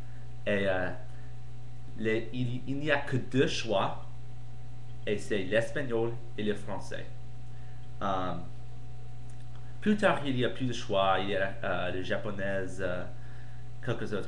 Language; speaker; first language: French; non-native, fluent; English